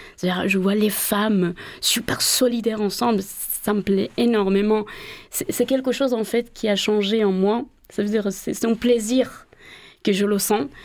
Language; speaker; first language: French; non-native, fluent; Persian